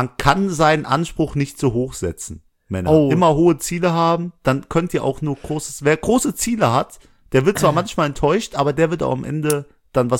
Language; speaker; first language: German; native; German